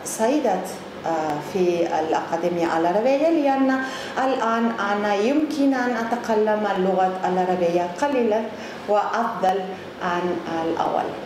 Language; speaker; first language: Arabic; non-native, learner; Spanish